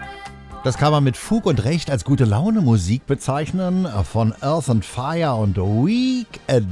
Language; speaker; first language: German; native; German